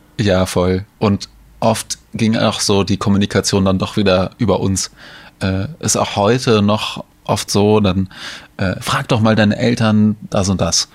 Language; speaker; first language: German; native; German